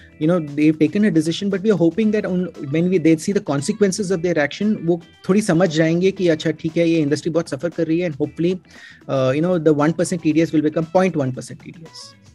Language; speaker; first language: English; non-native, local second language; Malayalam